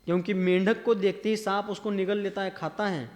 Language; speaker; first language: Hindi; non-native, local second language; Marathi